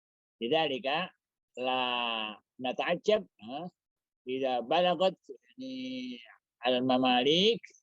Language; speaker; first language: Arabic; non-native, fluent; Indonesian